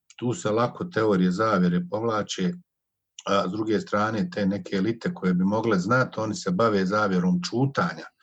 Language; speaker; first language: Bosnian; native; Bosnian